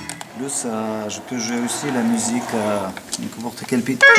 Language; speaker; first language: French; non-native, learner; Russian